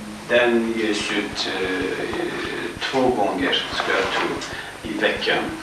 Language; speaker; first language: Swedish; non-native, fluent; Kurdish